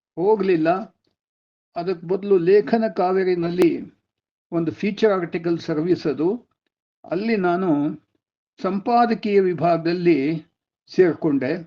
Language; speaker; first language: Kannada; non-native, local second language; Telugu